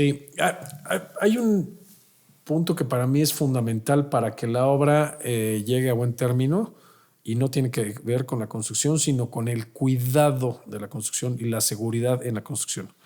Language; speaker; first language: Spanish; native; Spanish